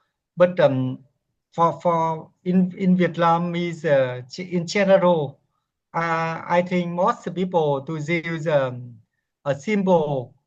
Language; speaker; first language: English; non-native, learner; Vietnamese